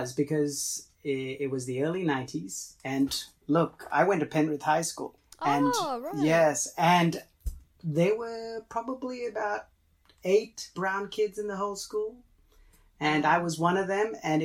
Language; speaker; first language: English; non-native, fluent; Tamil